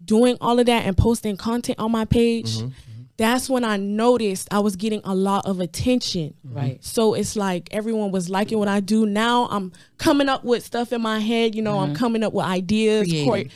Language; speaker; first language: English; native; English